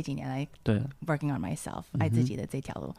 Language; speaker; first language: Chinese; early bilingual, heritage; Chinese